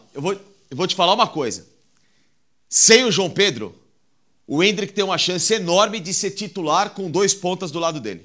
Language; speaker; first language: Portuguese; native; Portuguese